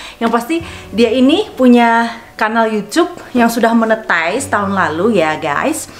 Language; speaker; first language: Indonesian; native; Indonesian